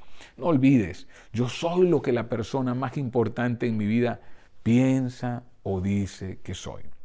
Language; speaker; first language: Spanish; native; Spanish